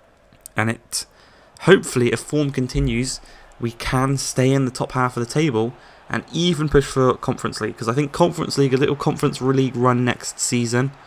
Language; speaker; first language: English; native; English